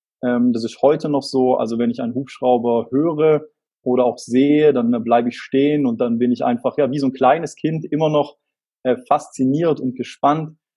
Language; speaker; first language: German; native; German